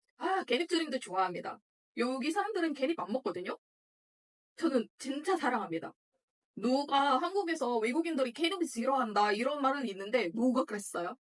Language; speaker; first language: Korean; non-native, fluent; Indonesian